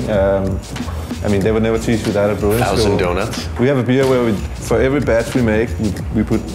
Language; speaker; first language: English; non-native, fluent; Danish